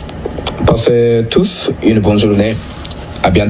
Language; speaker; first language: French; non-native, learner; Japanese